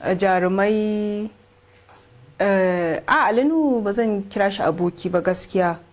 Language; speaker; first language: Hausa; native; Hausa